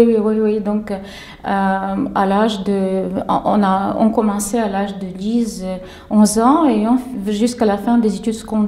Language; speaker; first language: French; non-native, fluent; Ukrainian